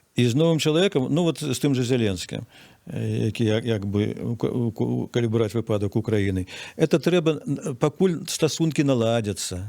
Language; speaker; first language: Belarusian; native; Belarusian